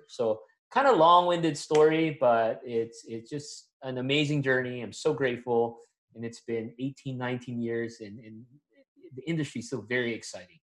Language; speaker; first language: English; non-native, local second language; Filipino